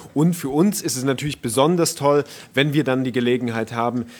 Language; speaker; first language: German; native; German